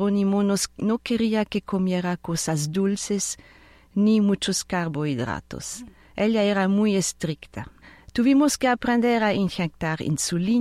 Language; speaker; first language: Spanish; non-native, fluent; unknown